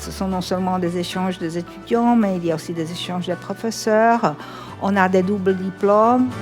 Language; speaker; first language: French; non-native, fluent; Czech